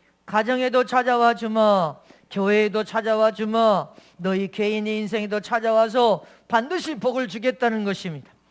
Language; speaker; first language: Korean; native; Korean